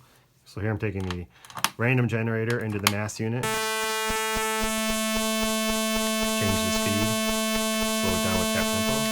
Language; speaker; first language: English; native; English